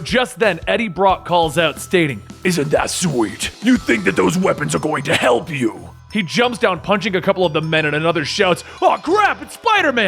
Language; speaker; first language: English; native; English